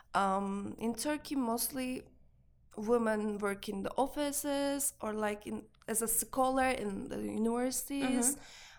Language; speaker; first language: English; non-native, learner; Turkish